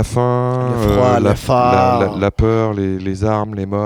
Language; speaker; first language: French; native; French